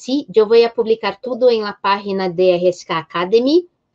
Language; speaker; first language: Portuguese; non-native, fluent; Spanish